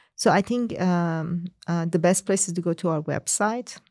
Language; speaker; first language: English; non-native, fluent; Persian